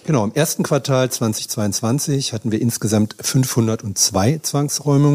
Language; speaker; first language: German; native; German